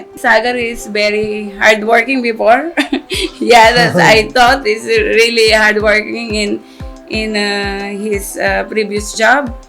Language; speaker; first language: English; non-native, local second language; Filipino